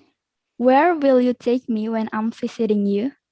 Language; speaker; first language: English; non-native, learner; Indonesian